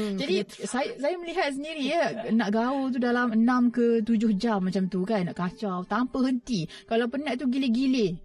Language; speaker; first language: Malay; native; Malay